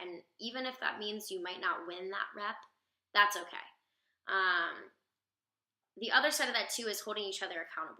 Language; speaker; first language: English; native; English